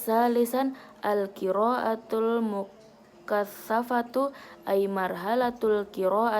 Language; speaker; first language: Arabic; non-native, learner; Indonesian